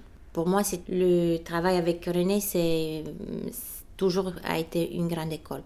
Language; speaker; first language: French; non-native, fluent; Bulgarian